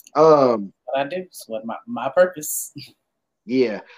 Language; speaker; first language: English; native; English